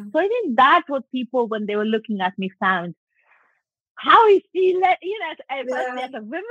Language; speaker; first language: English; non-native, local second language; Punjabi